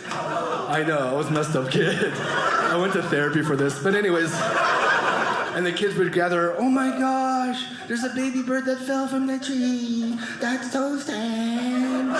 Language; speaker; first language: English; native; English